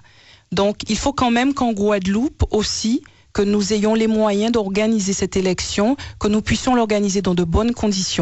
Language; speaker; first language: French; native; French